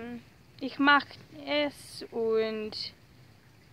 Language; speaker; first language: German; non-native, learner; English